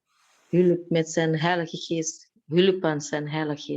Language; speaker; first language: Dutch; non-native, fluent; Indonesian